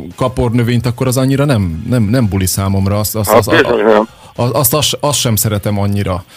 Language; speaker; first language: Hungarian; native; Hungarian